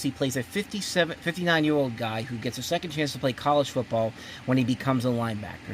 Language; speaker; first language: English; native; English